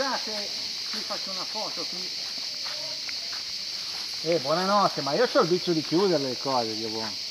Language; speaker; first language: Italian; native; Italian